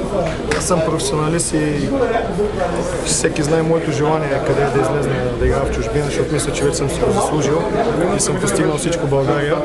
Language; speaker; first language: Bulgarian; native; Bulgarian